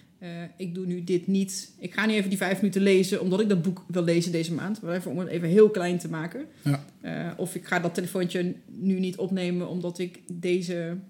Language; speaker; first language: Dutch; native; Dutch